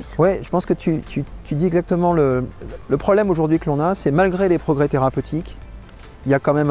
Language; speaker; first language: French; native; French